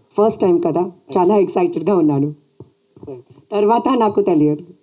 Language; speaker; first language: Telugu; non-native, fluent; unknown